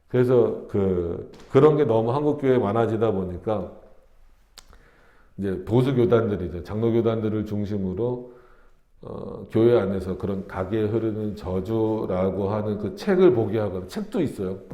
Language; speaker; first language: Korean; native; Korean